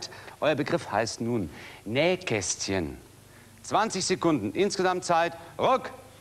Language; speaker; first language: German; native; German